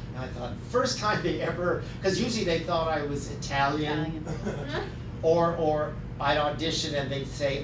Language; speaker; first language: English; native; English